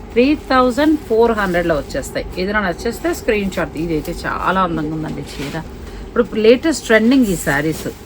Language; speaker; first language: Telugu; native; Telugu